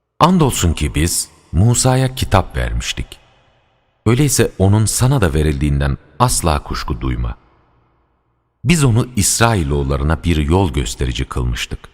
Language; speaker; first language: Turkish; native; Turkish